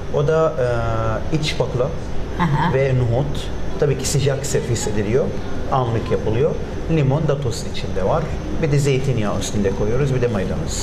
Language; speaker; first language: Turkish; non-native, fluent; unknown